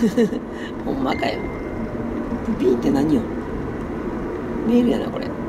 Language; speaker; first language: Japanese; native; Japanese